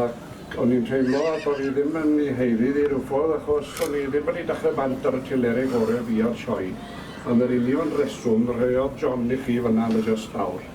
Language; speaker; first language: Welsh; native; Welsh